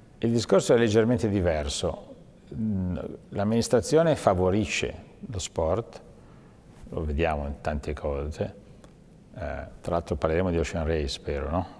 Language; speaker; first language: Italian; native; Italian